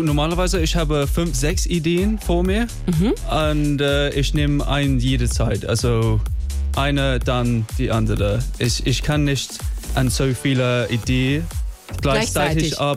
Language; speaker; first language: German; non-native, fluent; English